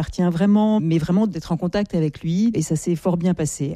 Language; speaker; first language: French; native; French